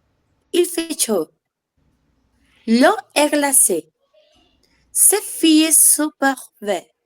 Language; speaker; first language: French; non-native, learner; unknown